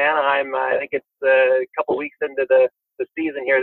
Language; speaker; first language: English; native; English